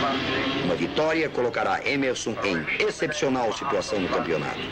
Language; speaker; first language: Portuguese; native; Portuguese